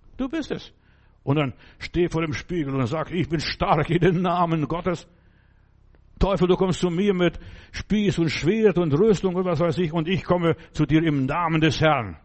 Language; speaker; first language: German; non-native, fluent; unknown